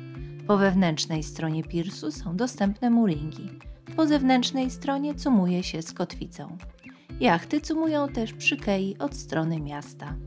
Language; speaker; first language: Polish; native; Polish